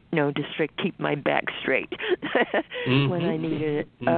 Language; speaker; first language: English; native; English